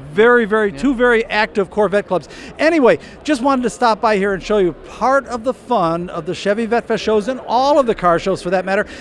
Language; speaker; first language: English; native; English